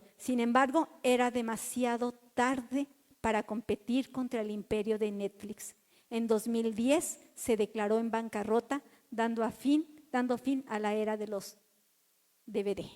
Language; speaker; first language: Spanish; native; Spanish